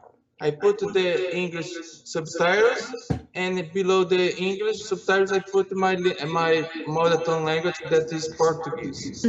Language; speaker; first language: English; non-native, learner; Portuguese